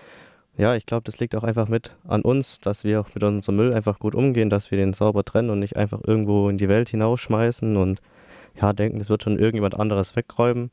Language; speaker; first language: German; native; German